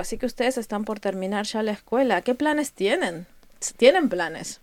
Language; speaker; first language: Spanish; native; Spanish